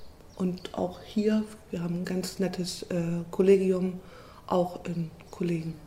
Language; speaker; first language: German; native; German